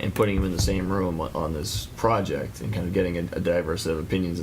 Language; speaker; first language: English; native; English